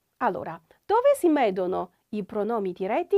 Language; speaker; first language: Italian; non-native, fluent; Chinese